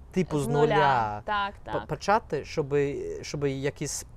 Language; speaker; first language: Ukrainian; non-native, fluent; English